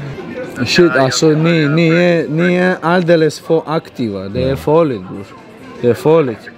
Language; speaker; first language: Swedish; non-native, learner; Georgian